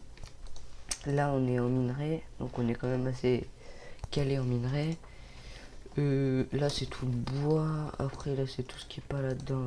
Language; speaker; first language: French; native; French